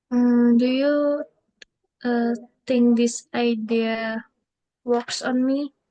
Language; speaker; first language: English; non-native, learner; Indonesian